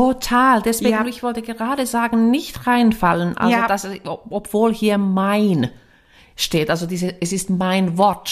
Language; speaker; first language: German; non-native, fluent; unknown